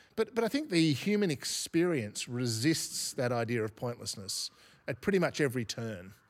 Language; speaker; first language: English; native; English